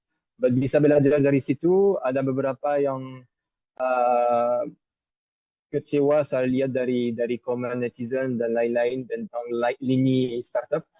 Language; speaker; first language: Indonesian; non-native, fluent; French